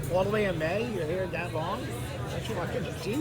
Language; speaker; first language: English; native; English